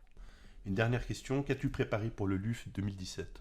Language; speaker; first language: French; native; French